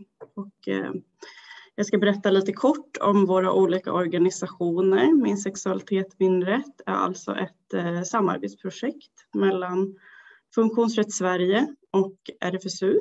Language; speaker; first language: Swedish; native; Swedish